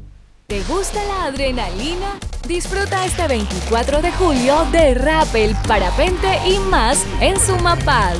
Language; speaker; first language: Spanish; native; Spanish